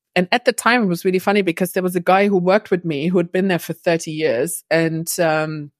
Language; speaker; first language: English; non-native, fluent; German